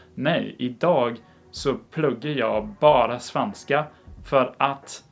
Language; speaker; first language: Swedish; non-native, fluent; English